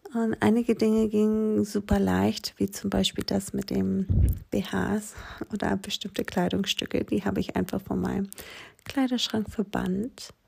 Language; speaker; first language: German; non-native, fluent; Greek